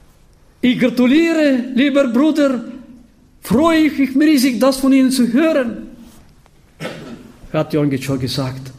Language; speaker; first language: German; non-native, fluent; Bulgarian